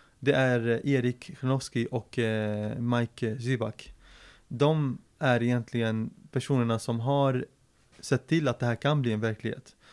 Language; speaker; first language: Swedish; early bilingual, other home language; Arabic